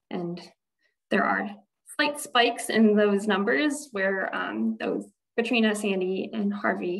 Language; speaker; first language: English; native; English